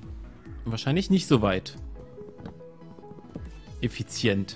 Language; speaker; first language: German; native; German